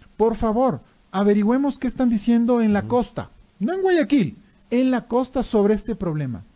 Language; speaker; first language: Spanish; native; Spanish